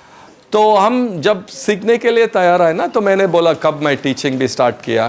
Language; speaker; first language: Hindi; non-native, local second language; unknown